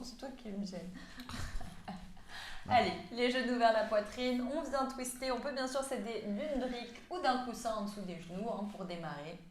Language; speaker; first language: French; native; French